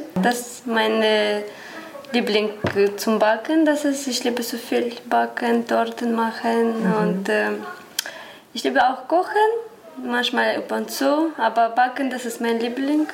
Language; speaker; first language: German; non-native, learner; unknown